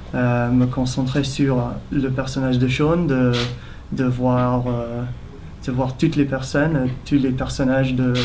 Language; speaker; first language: French; non-native, fluent; English